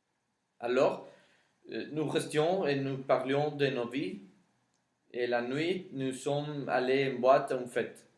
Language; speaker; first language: French; non-native, learner; Spanish